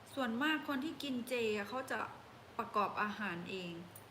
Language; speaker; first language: Thai; native; Thai